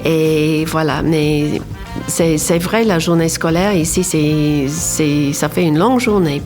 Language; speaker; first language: French; non-native, fluent; English